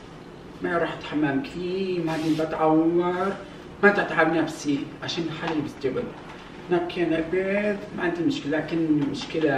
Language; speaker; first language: Arabic; non-native, learner; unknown